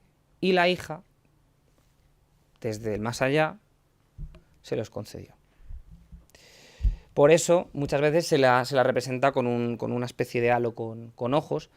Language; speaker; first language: Spanish; native; Spanish